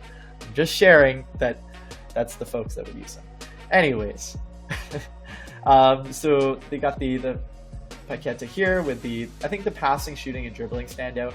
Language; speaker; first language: English; native; English